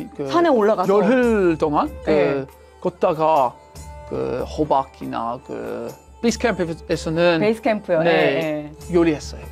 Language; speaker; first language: Korean; non-native, learner; English